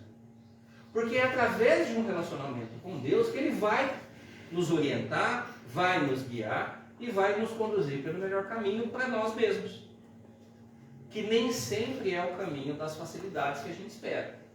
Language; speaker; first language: Portuguese; native; Portuguese